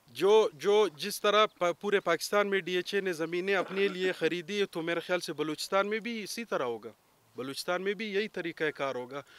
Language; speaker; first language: Urdu; non-native, local second language; Pashto